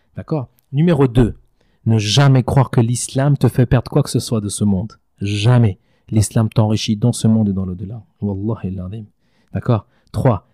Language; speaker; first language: French; native; French